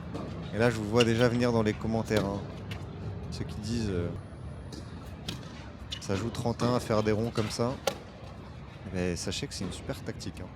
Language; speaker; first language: French; native; French